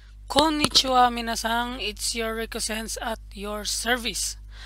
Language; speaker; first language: English; non-native, local second language; Filipino